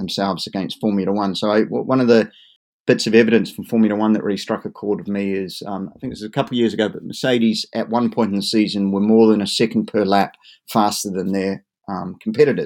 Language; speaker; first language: English; native; English